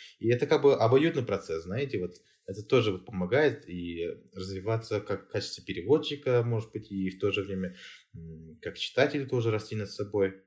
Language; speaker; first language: Russian; non-native, local second language; Kazakh